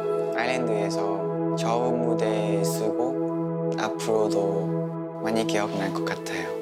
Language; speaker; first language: Korean; non-native, learner; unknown